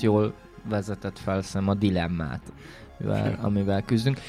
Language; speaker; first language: Hungarian; native; Hungarian